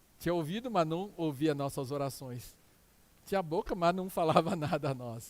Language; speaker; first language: Portuguese; early bilingual, other home language; Min Nan Chinese